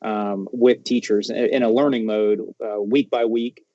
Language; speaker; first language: English; native; English